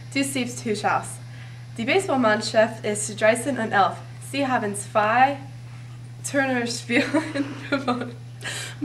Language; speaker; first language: German; non-native, learner; English